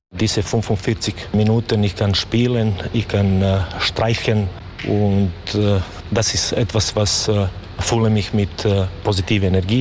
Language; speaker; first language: German; non-native, learner; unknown